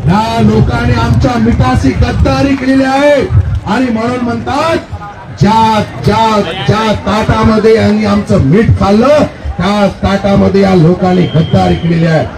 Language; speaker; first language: Marathi; non-native, local second language; Lambadi